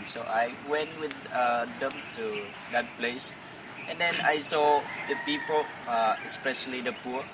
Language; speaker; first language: English; non-native, fluent; Vietnamese